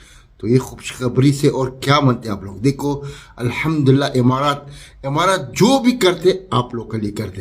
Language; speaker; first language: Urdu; non-native, local second language; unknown